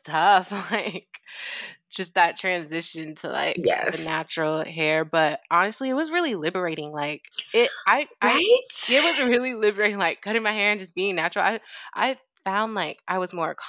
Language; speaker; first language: English; native; English